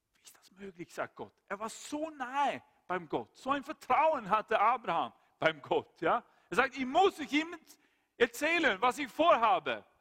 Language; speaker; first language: German; non-native, fluent; Swedish